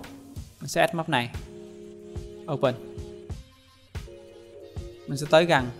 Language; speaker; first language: Vietnamese; native; Vietnamese